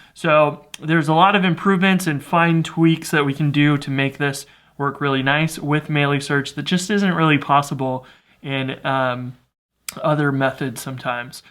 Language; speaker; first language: English; native; English